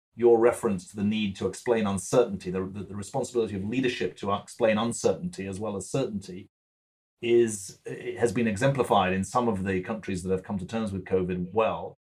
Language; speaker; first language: English; native; English